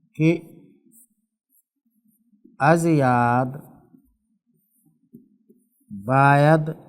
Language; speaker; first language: Persian; non-native, fluent; Urdu